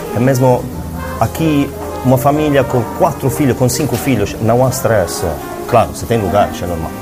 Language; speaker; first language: Portuguese; non-native, fluent; Italian